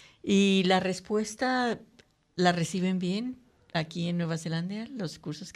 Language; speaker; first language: Spanish; native; Spanish